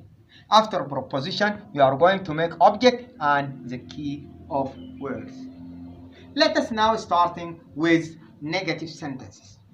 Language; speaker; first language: English; non-native, fluent; Arabic